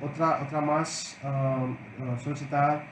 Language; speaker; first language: Spanish; non-native, learner; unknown